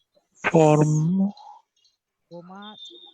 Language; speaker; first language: French; non-native, learner; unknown